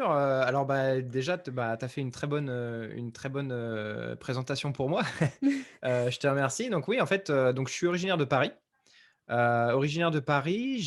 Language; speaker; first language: French; native; French